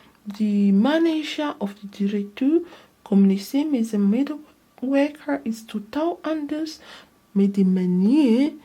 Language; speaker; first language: Dutch; non-native, learner; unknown